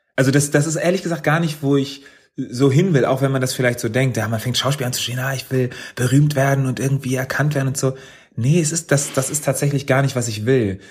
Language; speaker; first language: German; native; German